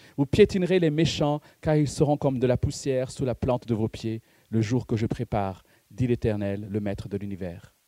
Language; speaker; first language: French; non-native, local second language; Malagasy